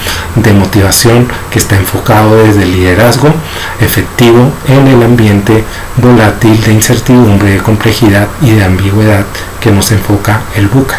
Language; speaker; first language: Spanish; native; Spanish